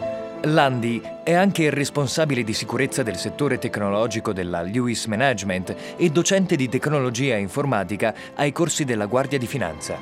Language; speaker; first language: Italian; native; Italian